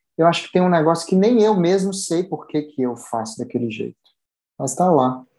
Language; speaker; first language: Portuguese; native; Portuguese